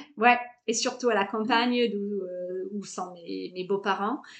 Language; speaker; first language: French; non-native, fluent; English